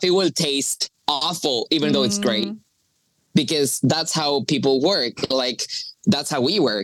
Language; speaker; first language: English; non-native, fluent; Spanish